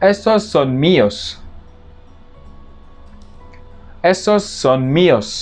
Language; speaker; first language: Spanish; non-native, fluent; Wolof